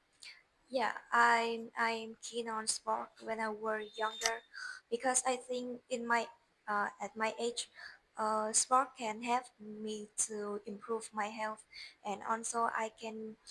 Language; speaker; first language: English; non-native, learner; Vietnamese